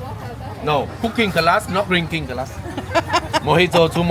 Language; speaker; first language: English; non-native, learner; Vietnamese